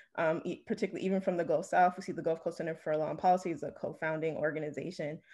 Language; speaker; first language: English; native; English